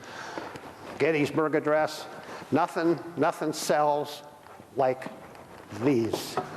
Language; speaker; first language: English; native; English